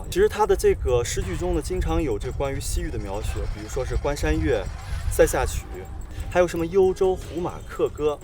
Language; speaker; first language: Chinese; native; Chinese